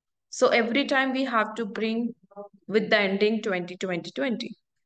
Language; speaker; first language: English; non-native, local second language; Hindi